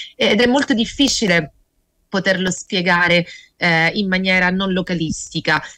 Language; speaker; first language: Italian; native; Italian